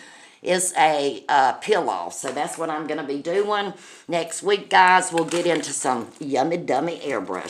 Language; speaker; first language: English; native; English